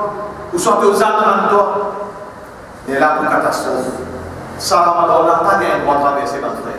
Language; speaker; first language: French; non-native, local second language; Morisyen